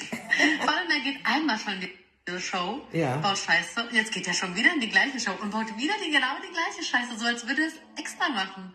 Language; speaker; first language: German; native; German